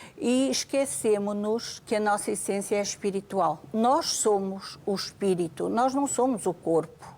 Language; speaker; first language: Portuguese; native; Portuguese